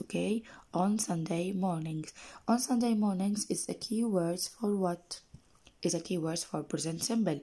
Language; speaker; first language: English; non-native, fluent; Arabic